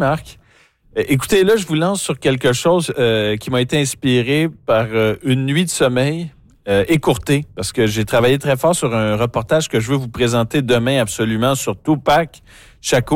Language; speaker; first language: French; native; French